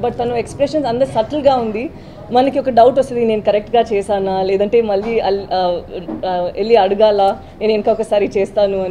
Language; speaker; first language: Telugu; non-native, learner; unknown